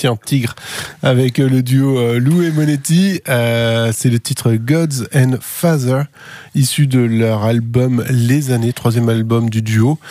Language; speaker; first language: French; native; French